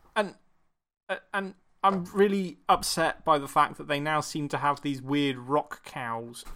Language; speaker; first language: English; native; English